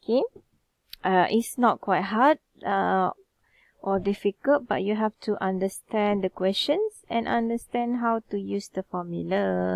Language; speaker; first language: English; non-native, local second language; Malay